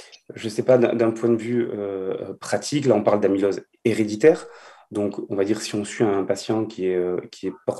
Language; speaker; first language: French; native; French